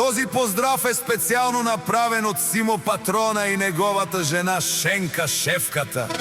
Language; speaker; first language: Bulgarian; non-native, local second language; Romany